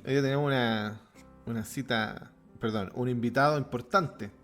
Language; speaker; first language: Spanish; native; Spanish